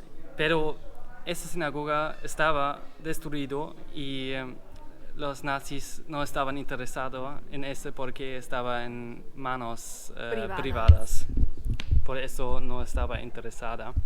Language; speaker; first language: Spanish; non-native, learner; German